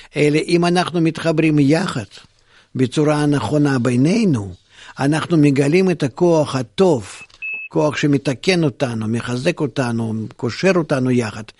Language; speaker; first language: Hebrew; non-native, fluent; Russian